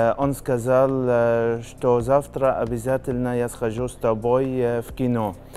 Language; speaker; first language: Russian; non-native, learner; Arabic